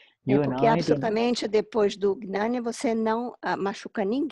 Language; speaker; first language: Portuguese; native; Portuguese